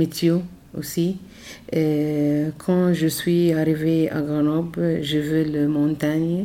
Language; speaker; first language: French; non-native, learner; Arabic